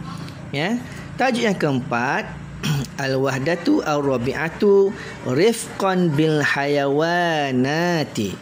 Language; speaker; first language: Malay; native; Malay